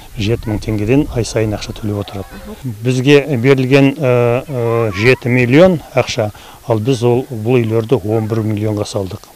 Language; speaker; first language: Kazakh; native; Kazakh